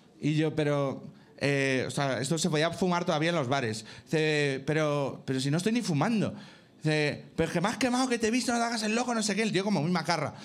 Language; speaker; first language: Spanish; native; Spanish